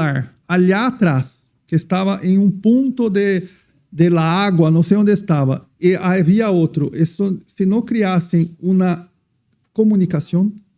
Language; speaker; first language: Spanish; non-native, fluent; Portuguese